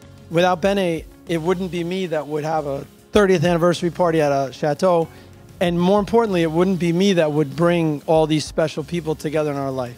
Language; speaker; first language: English; native; English